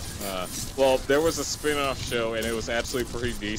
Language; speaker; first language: English; native; English